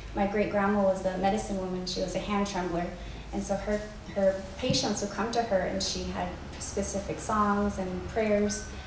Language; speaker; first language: English; native; English